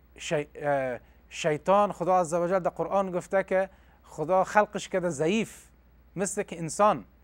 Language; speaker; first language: Persian; non-native, local second language; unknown